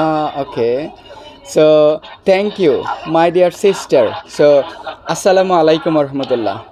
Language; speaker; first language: English; non-native, learner; Bangla